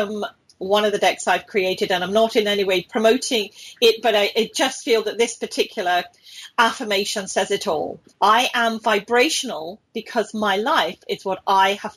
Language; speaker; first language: English; native; English